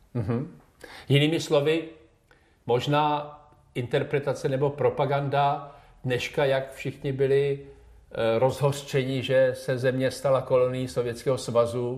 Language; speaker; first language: Czech; native; Czech